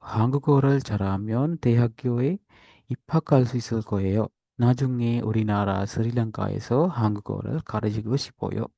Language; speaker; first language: Korean; non-native, fluent; Sinhala